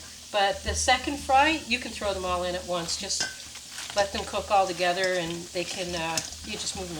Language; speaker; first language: English; native; English